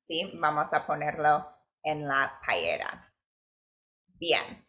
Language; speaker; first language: Spanish; non-native, fluent; English